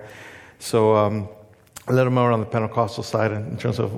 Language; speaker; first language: English; early bilingual, other home language; Spanish